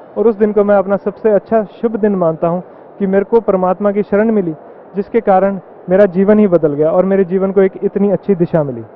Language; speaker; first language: Hindi; native; Hindi